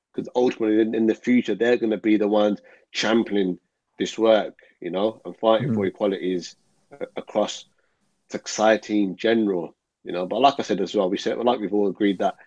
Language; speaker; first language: English; native; English